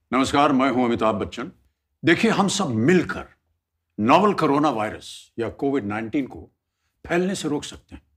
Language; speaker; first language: Hindi; native; Hindi